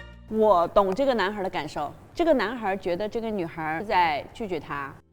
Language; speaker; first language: Chinese; native; Chinese